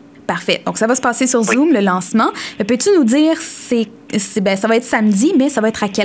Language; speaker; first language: French; native; French